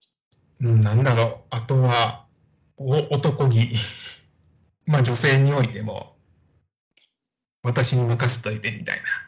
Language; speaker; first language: Japanese; native; Japanese